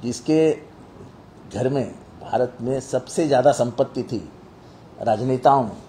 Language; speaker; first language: Hindi; non-native, local second language; Marathi